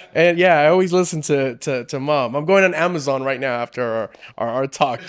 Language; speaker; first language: English; early bilingual, other home language; Spanish